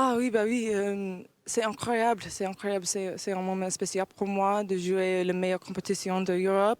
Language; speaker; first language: French; early bilingual, heritage; English